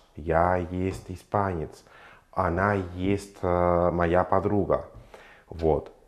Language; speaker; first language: Russian; non-native, fluent; Spanish